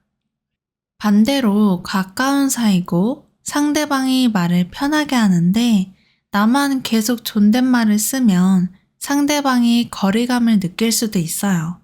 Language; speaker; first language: Korean; native; Korean